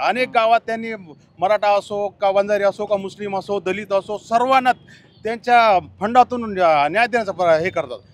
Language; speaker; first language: Marathi; non-native, local second language; Urdu